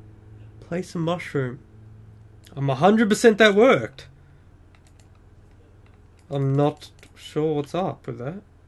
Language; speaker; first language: English; native; English